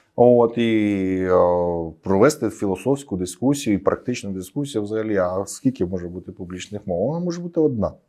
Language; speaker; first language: Ukrainian; native; Ukrainian